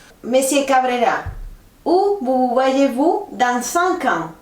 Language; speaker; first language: French; non-native, fluent; Spanish